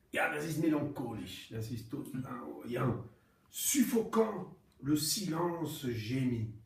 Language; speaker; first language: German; non-native, fluent; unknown